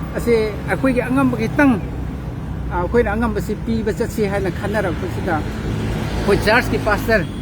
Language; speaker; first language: Manipuri; non-native, local second language; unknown